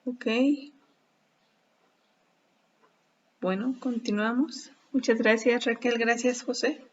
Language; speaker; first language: Spanish; native; Spanish